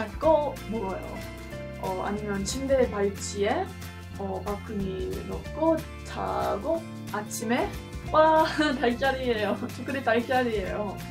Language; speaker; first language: Korean; non-native, learner; English